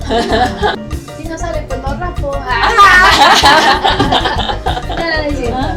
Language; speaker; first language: Spanish; native; Spanish